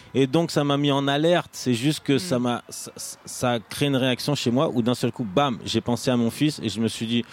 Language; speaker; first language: French; native; French